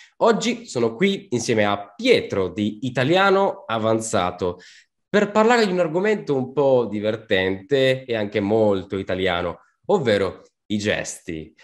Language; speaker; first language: Italian; native; Italian